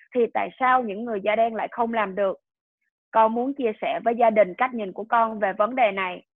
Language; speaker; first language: Vietnamese; early bilingual, heritage; Vietnamese